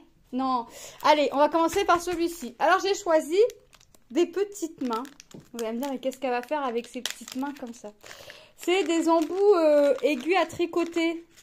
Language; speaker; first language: French; native; French